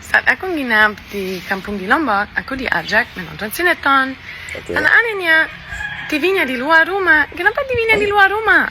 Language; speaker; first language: Indonesian; non-native, fluent; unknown